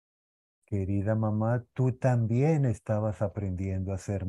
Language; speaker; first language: Spanish; native; Spanish